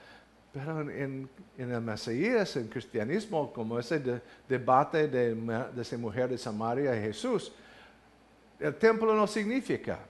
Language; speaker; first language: Spanish; non-native, fluent; English